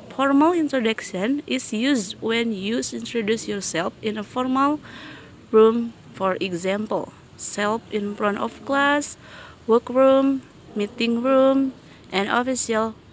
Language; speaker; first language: English; non-native, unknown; Indonesian